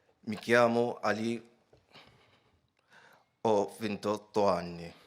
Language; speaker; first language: Italian; non-native, fluent; Arabic